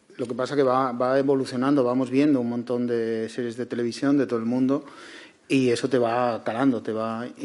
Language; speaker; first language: Spanish; native; Spanish